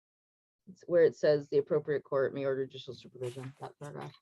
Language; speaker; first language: English; native; English